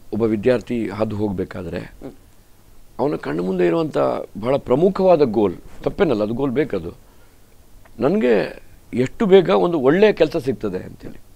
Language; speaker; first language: Kannada; native; Kannada